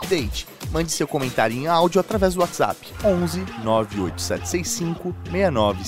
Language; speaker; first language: Portuguese; native; Portuguese